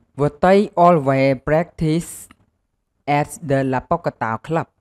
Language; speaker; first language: English; non-native, learner; Khmer